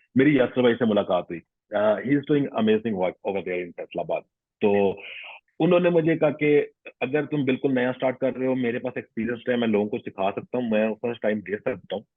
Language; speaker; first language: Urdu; non-native, local second language; Punjabi